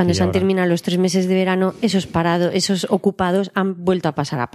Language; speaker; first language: Spanish; native; Spanish